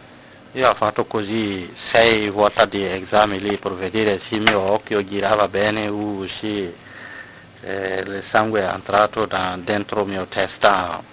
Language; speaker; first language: Italian; non-native, learner; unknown